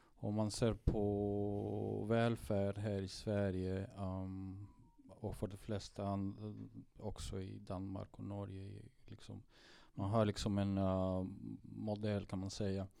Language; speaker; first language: Swedish; non-native, fluent; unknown